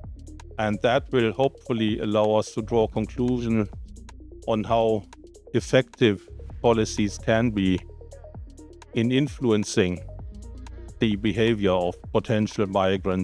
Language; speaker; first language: English; non-native, fluent; German